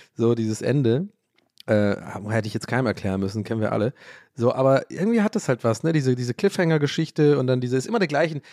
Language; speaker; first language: German; early bilingual, other home language; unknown